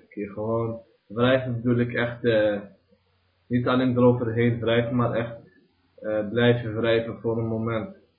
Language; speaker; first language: Dutch; early bilingual, other home language; Arabic